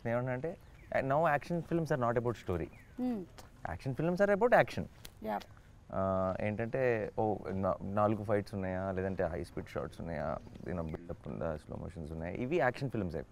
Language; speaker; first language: Telugu; native; Telugu